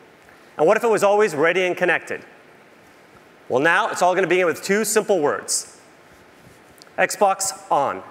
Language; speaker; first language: English; native; English